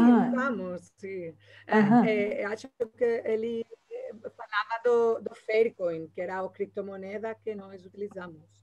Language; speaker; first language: Portuguese; non-native, learner; Spanish